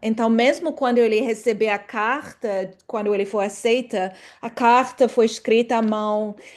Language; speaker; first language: Portuguese; non-native, fluent; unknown